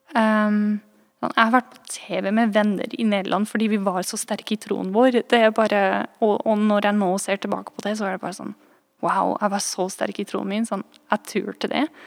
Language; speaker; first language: Norwegian; non-native, fluent; Dutch